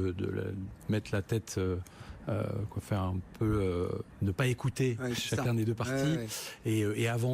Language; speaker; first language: French; native; French